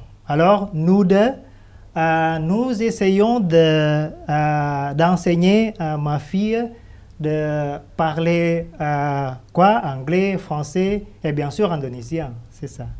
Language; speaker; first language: French; non-native, fluent; Indonesian